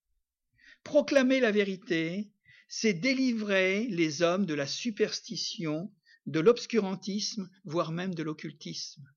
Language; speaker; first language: French; native; French